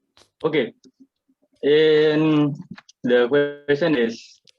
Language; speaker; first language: English; non-native, learner; Indonesian